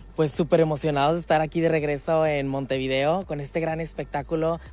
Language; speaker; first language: Spanish; native; Spanish